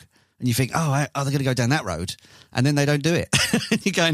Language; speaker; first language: English; native; English